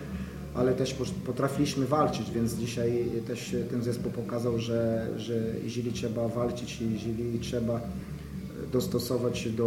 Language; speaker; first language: Polish; non-native, fluent; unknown